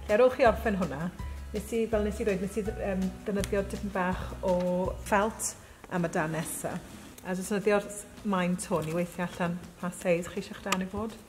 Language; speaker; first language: Welsh; native; Welsh